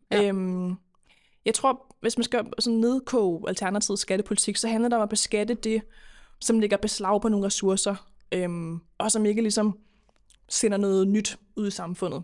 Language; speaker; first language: Danish; native; Danish